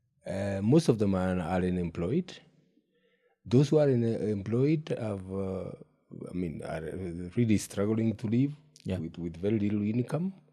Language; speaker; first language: English; non-native, local second language; Gusii